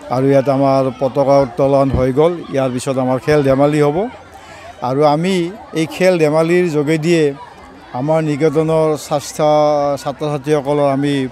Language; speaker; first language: Assamese; native; Assamese